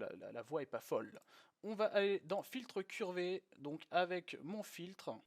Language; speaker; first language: French; native; French